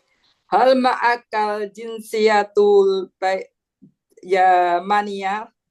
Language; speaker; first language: Arabic; non-native, learner; Indonesian